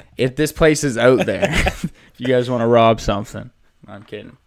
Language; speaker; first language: English; native; English